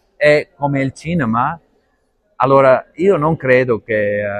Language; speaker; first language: Italian; non-native, learner; Arabic